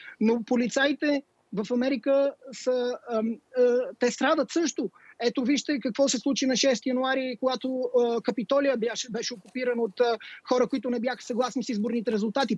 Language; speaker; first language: Bulgarian; native; Bulgarian